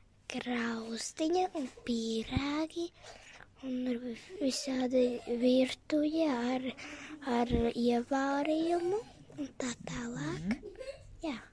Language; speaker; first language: Latvian; early bilingual, heritage; Latvian